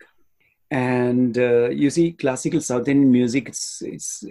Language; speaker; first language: English; non-native, local second language; Tamil